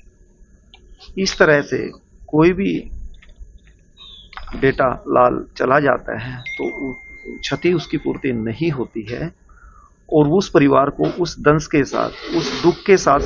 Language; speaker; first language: Hindi; native; Hindi